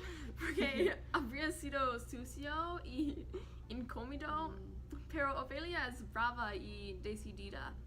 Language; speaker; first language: Spanish; non-native, learner; English